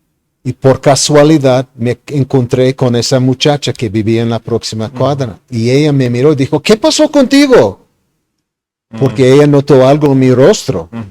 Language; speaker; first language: Spanish; non-native, fluent; English